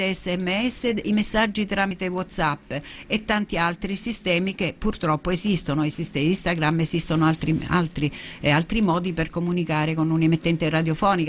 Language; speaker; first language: Italian; native; Italian